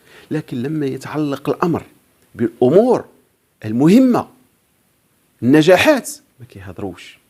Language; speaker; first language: Arabic; native; Arabic